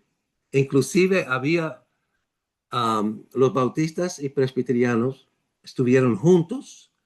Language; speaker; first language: Spanish; non-native, fluent; English